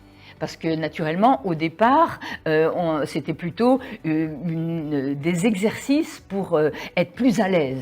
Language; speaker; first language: French; native; French